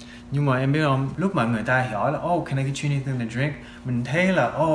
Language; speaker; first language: Vietnamese; non-native, fluent; English